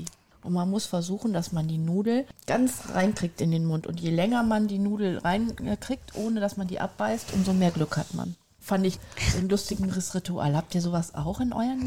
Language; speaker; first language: German; native; German